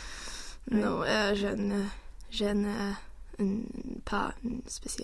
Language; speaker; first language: French; non-native, learner; Swedish